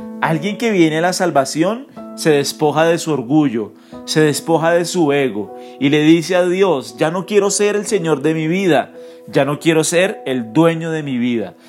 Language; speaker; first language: Spanish; native; Spanish